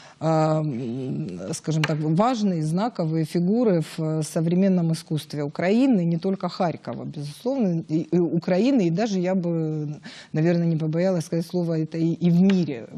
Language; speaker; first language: Russian; native; Russian